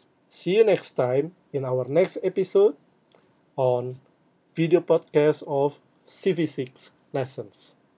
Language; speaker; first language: English; non-native, fluent; Indonesian